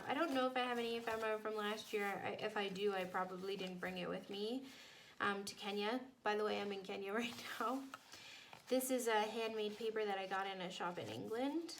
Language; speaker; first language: English; native; English